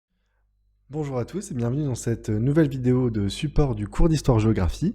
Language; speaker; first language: French; native; French